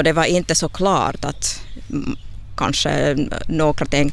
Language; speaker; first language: Swedish; non-native, fluent; Finnish